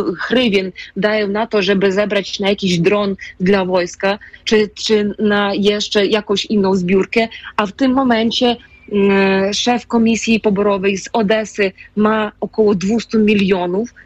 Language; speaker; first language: Polish; non-native, fluent; Ukrainian